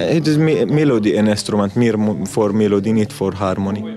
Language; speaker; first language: Dutch; non-native, learner; Arabic